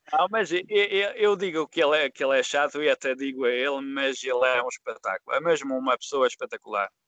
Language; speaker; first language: Portuguese; early bilingual, heritage; Portuguese